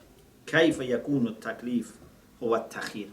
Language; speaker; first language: Arabic; non-native, fluent; Persian